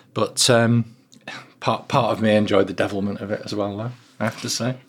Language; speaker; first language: English; native; English